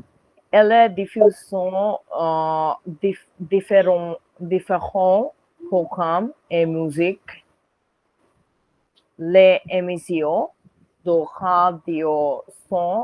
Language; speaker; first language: French; non-native, learner; Bangla